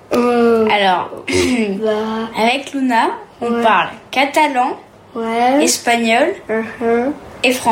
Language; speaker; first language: French; early bilingual, heritage; French